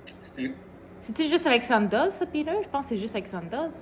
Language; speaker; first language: French; native; French